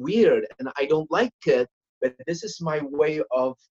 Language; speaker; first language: English; non-native, fluent; Tigrinya